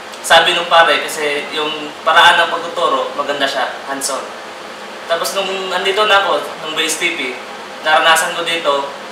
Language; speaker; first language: Filipino; non-native, local second language; Cebuano